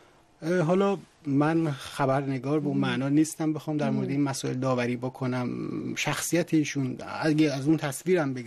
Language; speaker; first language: Persian; native; Persian